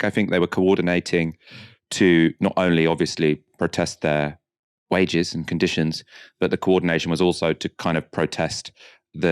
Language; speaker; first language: English; native; English